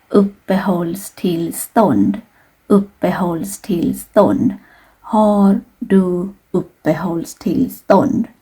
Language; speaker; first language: Swedish; non-native, fluent; Thai